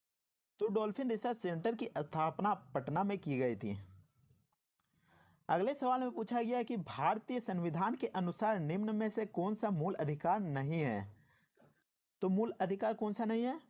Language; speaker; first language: Hindi; native; Hindi